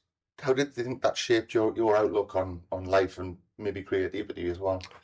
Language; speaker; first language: English; native; English